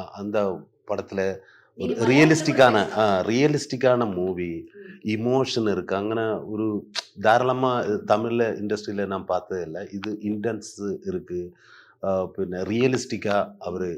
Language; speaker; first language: Tamil; non-native, learner; Malayalam